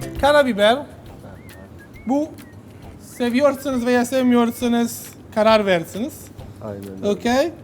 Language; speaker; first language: Turkish; non-native, learner; Italian